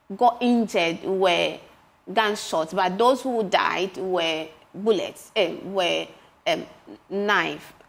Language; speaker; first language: English; non-native, local second language; Ga